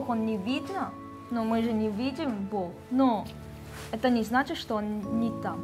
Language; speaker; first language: Russian; non-native, learner; Korean